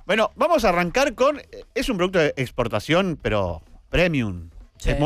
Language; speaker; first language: Spanish; native; Spanish